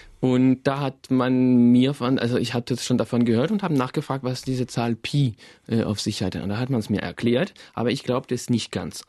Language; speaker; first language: German; non-native, fluent; French